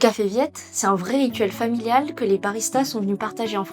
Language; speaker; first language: French; native; French